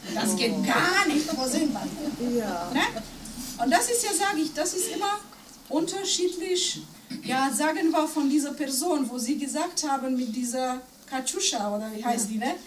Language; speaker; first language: German; non-native, fluent; Macedonian